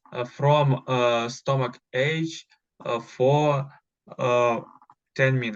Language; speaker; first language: English; non-native, learner; Ukrainian